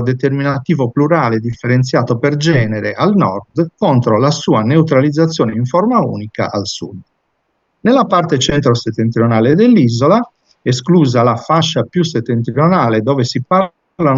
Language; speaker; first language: Italian; native; Italian